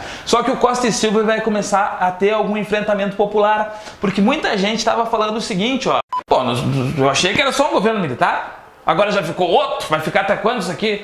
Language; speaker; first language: Portuguese; native; Portuguese